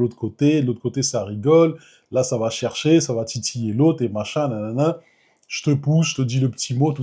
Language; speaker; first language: French; native; French